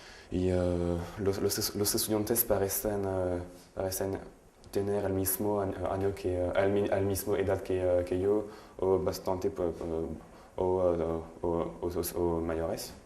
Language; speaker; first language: Spanish; non-native, learner; French